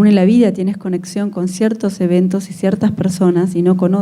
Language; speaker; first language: Spanish; native; Spanish